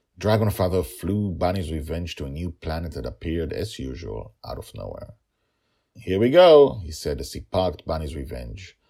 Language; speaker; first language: English; non-native, fluent; Hebrew